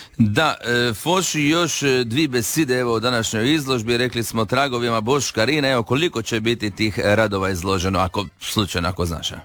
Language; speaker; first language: Croatian; native; Croatian